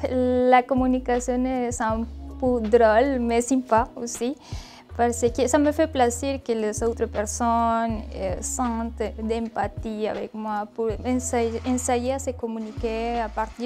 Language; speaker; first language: French; non-native, learner; Spanish